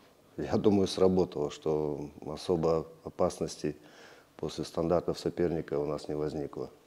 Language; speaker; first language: Russian; native; Russian